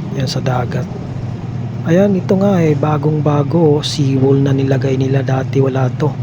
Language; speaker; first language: Filipino; native; Filipino